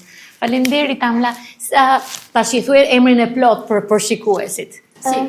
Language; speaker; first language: Albanian; native; Albanian